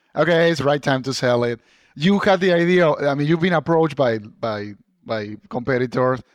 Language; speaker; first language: English; non-native, fluent; Spanish